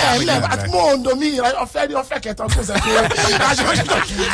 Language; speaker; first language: Hungarian; non-native, learner; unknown